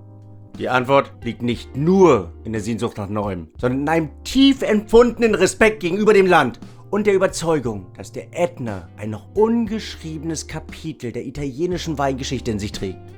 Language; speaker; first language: German; native; German